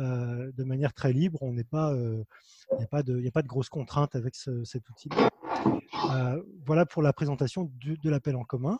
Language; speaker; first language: French; native; French